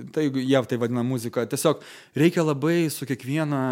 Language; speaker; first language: Lithuanian; native; Lithuanian